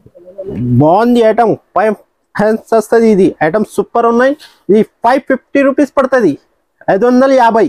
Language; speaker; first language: Telugu; non-native, local second language; Urdu